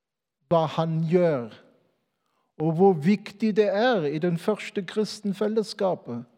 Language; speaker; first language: Norwegian; non-native, fluent; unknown